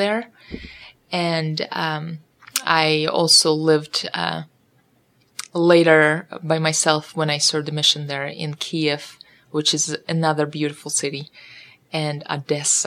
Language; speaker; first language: English; non-native, fluent; Russian